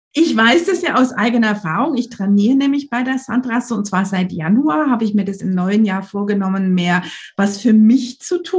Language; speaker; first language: German; native; German